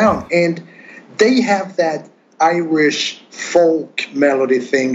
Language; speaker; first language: English; non-native, fluent; Swedish